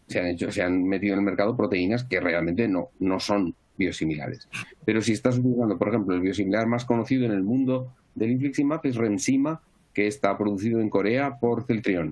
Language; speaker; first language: Spanish; native; Spanish